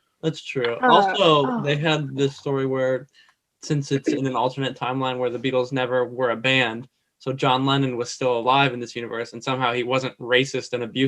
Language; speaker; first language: English; native; English